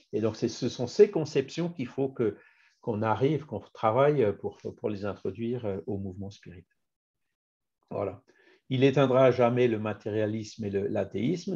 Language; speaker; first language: French; native; French